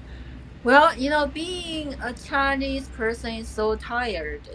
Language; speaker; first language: English; non-native, fluent; Chinese